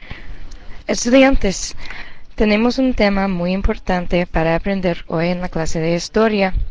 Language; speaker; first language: Spanish; early bilingual, heritage; Spanish